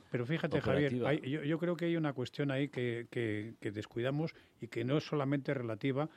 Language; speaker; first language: Spanish; native; Spanish